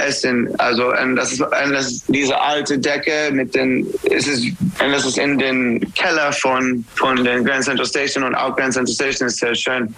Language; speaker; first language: German; non-native, learner; English